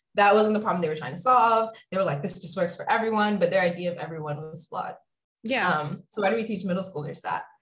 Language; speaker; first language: English; native; English